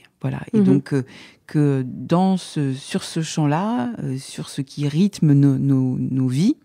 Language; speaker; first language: French; native; French